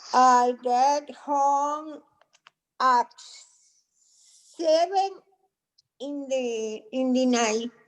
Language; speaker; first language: English; non-native, learner; Spanish